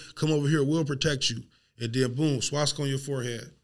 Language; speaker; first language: English; native; English